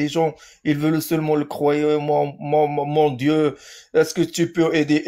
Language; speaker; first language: French; non-native, learner; Arabic